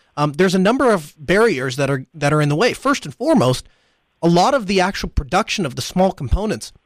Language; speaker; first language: English; early bilingual, other home language; Hindi